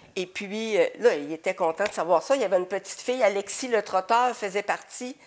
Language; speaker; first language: French; native; French